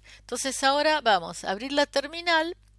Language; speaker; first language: Spanish; native; Spanish